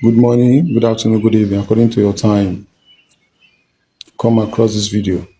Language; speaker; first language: Nigerian Pidgin; non-native, local second language; Igbo